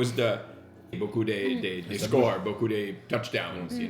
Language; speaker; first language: French; non-native, learner; English